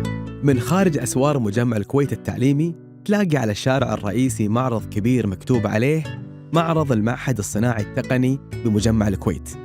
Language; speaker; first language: Arabic; native; Arabic